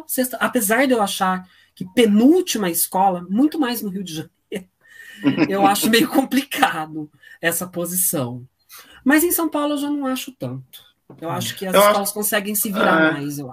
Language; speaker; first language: Portuguese; native; Portuguese